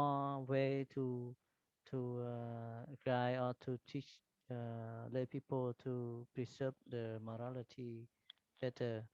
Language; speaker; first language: English; non-native, learner; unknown